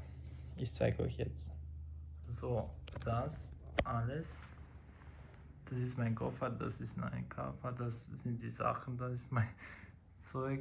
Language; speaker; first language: German; non-native, fluent; Croatian